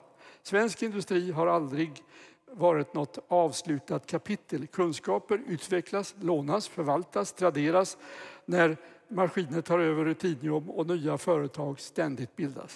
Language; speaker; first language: Swedish; native; Swedish